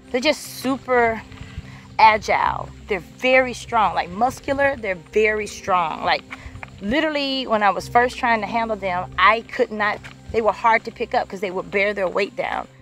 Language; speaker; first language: English; native; English